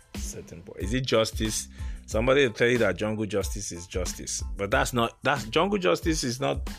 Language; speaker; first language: English; non-native, local second language; Igbo